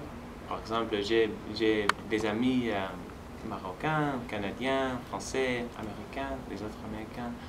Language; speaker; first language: French; non-native, fluent; Spanish